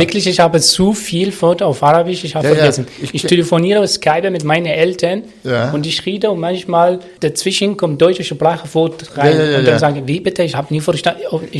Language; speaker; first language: German; non-native, learner; Arabic